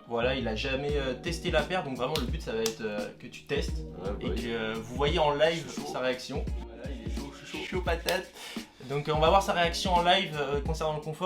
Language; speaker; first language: French; native; French